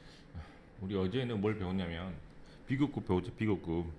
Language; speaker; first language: Korean; native; Korean